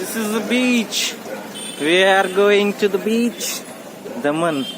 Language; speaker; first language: English; non-native, local second language; Hindi